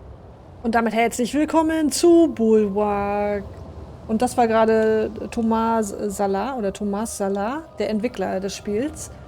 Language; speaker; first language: German; native; German